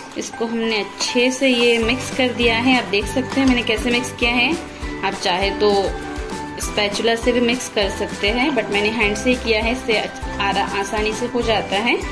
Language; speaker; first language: Hindi; non-native, local second language; Bangla